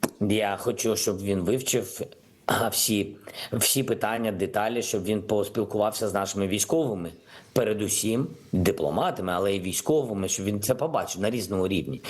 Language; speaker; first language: Ukrainian; non-native, local second language; Russian